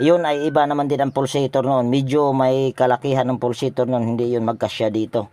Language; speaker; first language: Filipino; native; Filipino